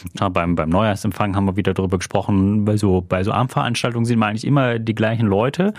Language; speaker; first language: German; native; German